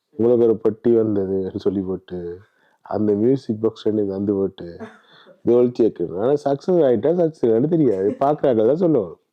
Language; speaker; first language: Tamil; native; Tamil